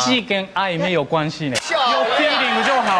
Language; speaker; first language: Chinese; non-native, learner; Japanese